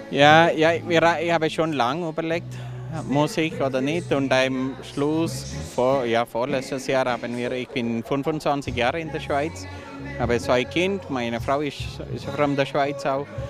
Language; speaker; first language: German; non-native, learner; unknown